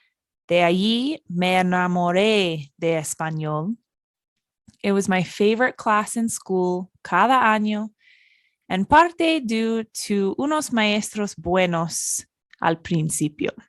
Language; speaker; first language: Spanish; non-native, fluent; English